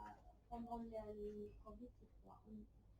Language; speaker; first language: French; non-native, learner; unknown